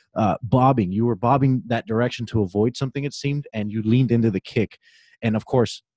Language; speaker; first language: English; native; English